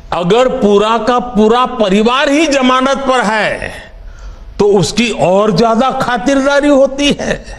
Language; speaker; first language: Hindi; non-native, local second language; Gujarati